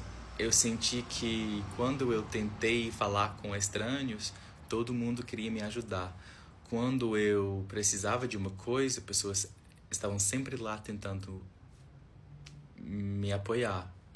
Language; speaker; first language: Portuguese; non-native, fluent; English